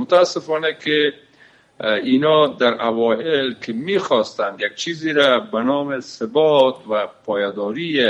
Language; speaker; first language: Persian; native; Persian